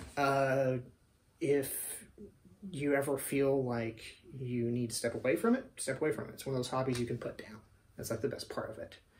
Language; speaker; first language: English; native; English